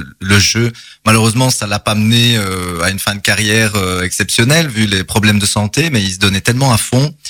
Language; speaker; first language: French; native; French